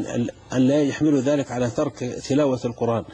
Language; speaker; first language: Arabic; native; Arabic